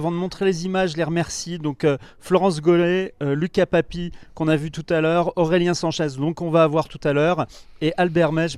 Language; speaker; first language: French; native; French